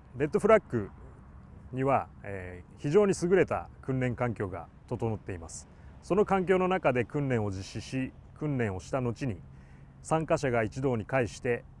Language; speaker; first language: Japanese; native; Japanese